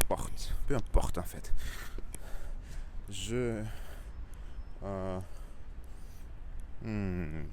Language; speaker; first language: French; non-native, learner; Russian